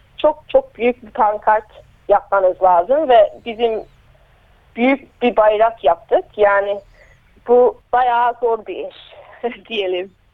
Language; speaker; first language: Turkish; early bilingual, heritage; Turkish